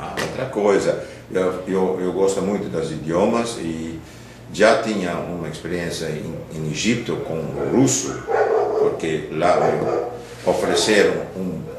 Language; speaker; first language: Portuguese; non-native, fluent; Dutch